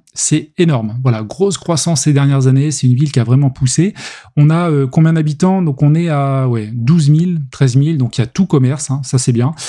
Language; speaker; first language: French; native; French